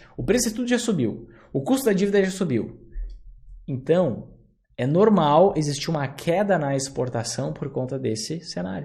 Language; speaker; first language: Portuguese; native; Portuguese